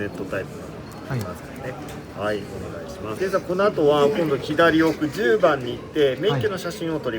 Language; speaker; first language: Japanese; native; Japanese